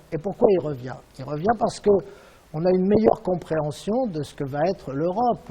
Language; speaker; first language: French; native; French